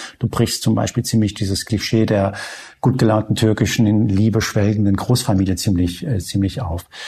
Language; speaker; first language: German; early bilingual, other home language; Spanish